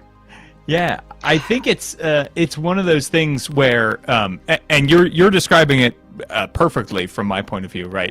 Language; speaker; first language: English; native; English